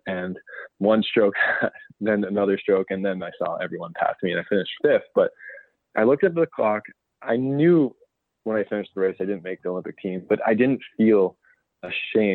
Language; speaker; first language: English; native; English